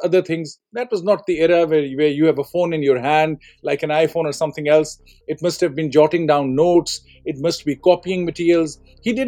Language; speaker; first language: English; non-native, local second language; Urdu